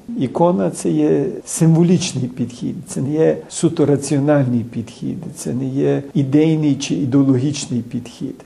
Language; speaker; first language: Ukrainian; early bilingual, heritage; Ukrainian